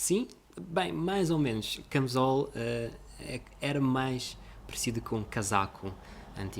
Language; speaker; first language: Portuguese; non-native, fluent; Russian